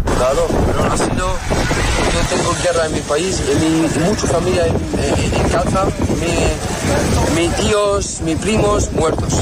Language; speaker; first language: Spanish; non-native, learner; Arabic